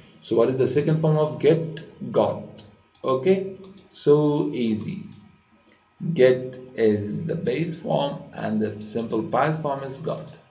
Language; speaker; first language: English; non-native, fluent; Persian